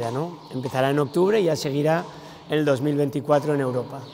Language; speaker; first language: Spanish; native; Spanish